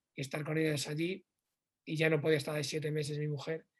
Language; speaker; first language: Spanish; native; Spanish